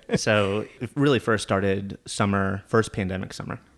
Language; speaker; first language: English; native; English